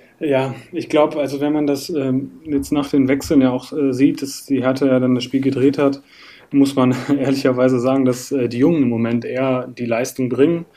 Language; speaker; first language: German; native; German